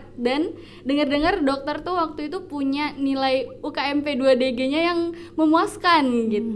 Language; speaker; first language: Indonesian; native; Indonesian